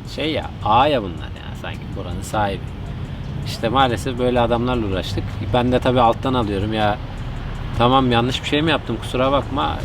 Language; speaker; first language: Turkish; native; Turkish